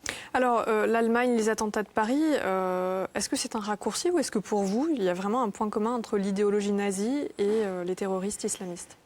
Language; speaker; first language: French; native; French